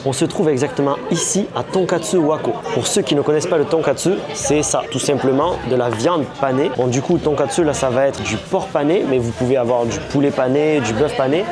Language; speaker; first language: French; native; French